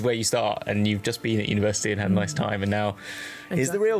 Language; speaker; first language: English; native; English